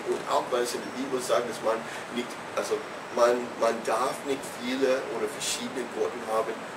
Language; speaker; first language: German; non-native, fluent; English